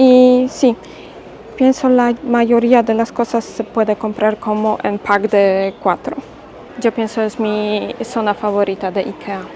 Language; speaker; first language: Spanish; non-native, fluent; Polish